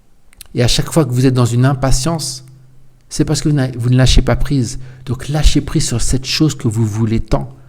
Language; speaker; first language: French; native; French